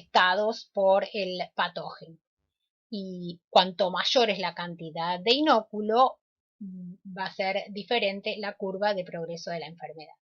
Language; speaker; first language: Spanish; native; Spanish